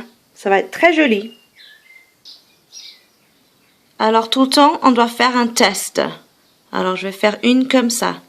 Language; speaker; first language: French; non-native, fluent; English